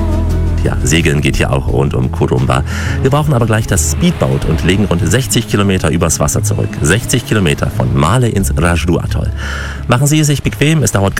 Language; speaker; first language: German; native; German